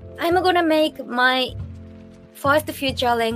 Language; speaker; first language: English; non-native, learner; Japanese